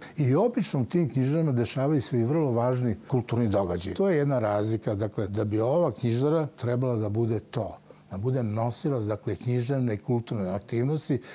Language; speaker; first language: Serbian; native; Serbian